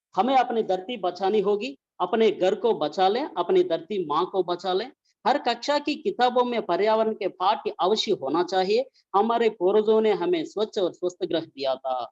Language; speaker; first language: Hindi; non-native, local second language; Telugu